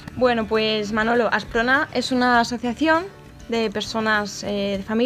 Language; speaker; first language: Spanish; native; Spanish